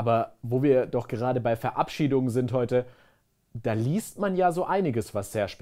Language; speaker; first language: German; native; German